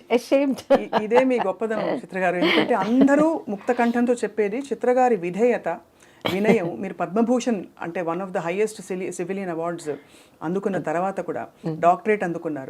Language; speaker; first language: Telugu; native; Telugu